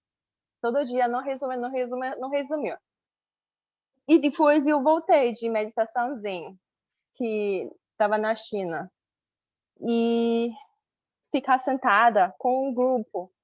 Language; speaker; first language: Portuguese; non-native, learner; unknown